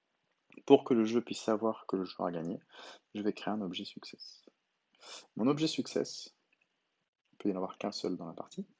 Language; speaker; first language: French; native; French